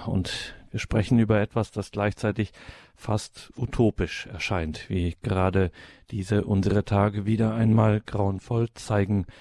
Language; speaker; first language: German; native; German